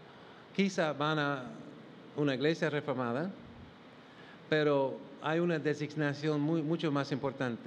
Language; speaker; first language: Spanish; non-native, fluent; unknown